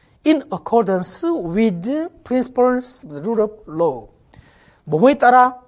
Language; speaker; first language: English; non-native, fluent; Korean